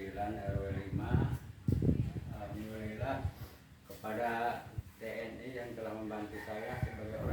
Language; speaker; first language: Indonesian; non-native, local second language; Sundanese